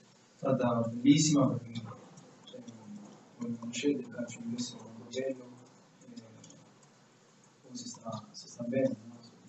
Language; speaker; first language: Italian; non-native, fluent; Spanish